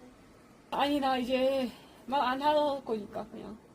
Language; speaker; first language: Korean; non-native, learner; Czech